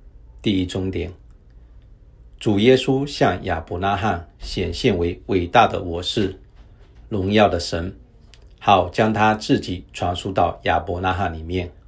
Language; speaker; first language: Chinese; native; Chinese